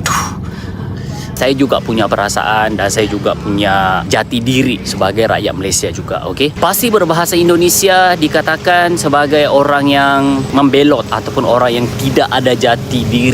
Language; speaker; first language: Indonesian; non-native, fluent; Malay